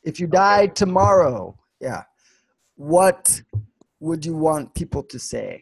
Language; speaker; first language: English; non-native, fluent; Swedish